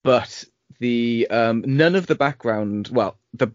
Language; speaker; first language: English; native; English